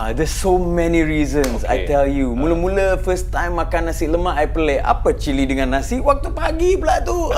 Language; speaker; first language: Malay; early bilingual, other home language; English